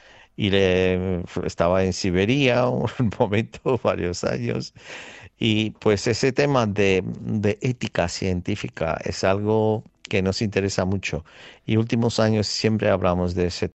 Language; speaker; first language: Spanish; non-native, fluent; Armenian